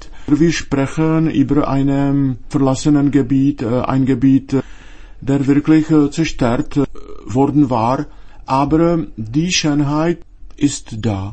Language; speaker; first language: German; non-native, fluent; Czech